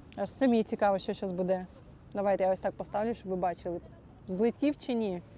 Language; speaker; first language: Ukrainian; non-native, local second language; Russian